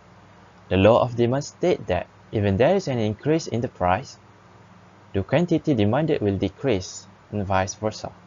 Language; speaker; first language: English; non-native, local second language; Malay